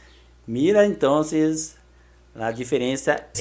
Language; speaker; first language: Spanish; non-native, learner; Portuguese